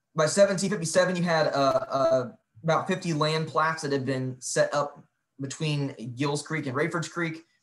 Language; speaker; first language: English; native; English